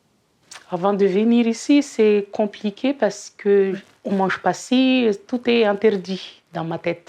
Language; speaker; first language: French; non-native, local second language; Malagasy